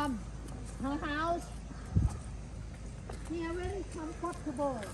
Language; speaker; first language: English; non-native, learner; Thai